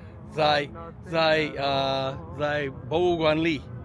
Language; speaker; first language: Chinese; non-native, learner; English